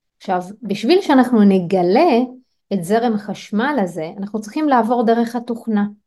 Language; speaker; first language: Hebrew; non-native, local second language; Arabic